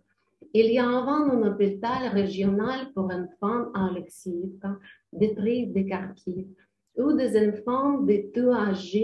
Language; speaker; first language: French; non-native, learner; Ukrainian